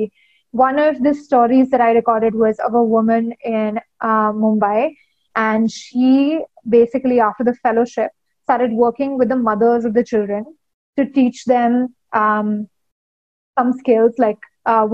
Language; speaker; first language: English; non-native, local second language; Hindi